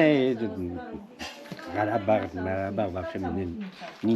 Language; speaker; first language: Russian; non-native, local second language; Armenian